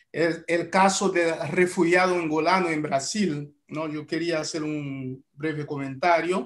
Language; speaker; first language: Spanish; non-native, fluent; Haitian Creole